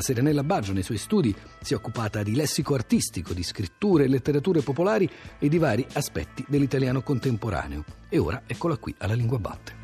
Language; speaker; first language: Italian; native; Italian